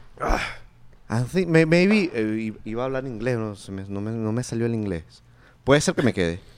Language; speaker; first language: Spanish; native; Spanish